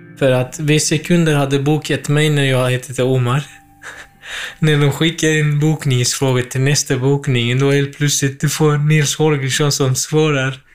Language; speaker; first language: Swedish; non-native, fluent; Kurdish